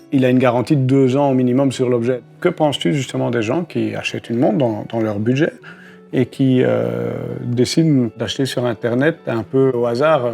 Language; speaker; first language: French; native; French